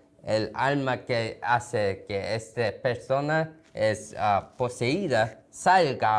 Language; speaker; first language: Spanish; non-native, fluent; Korean